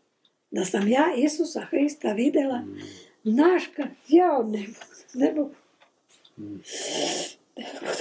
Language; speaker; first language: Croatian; non-native, local second language; Slovak